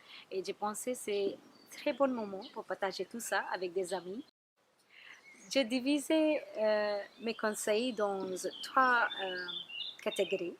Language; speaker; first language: French; non-native, learner; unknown